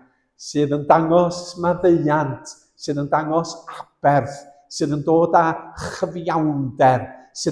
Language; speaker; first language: Welsh; native; Welsh